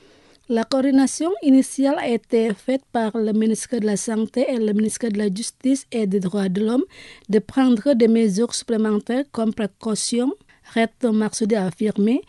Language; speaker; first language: French; non-native, fluent; Indonesian